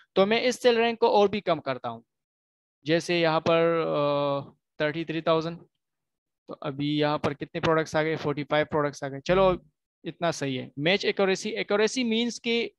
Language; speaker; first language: Urdu; non-native, local second language; Punjabi